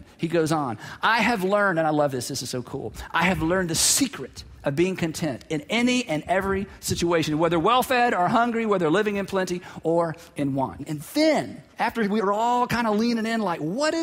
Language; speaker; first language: English; native; English